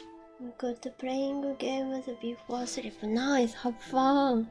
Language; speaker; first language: English; non-native, learner; Japanese